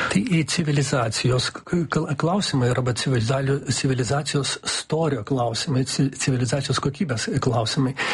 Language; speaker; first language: Lithuanian; non-native, local second language; Russian